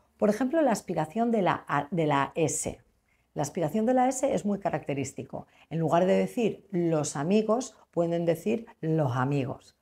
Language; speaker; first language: Spanish; native; Spanish